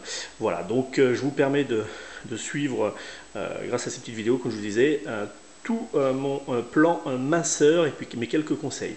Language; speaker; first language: French; native; French